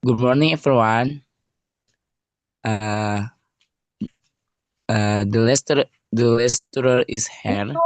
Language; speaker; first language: English; non-native, learner; Indonesian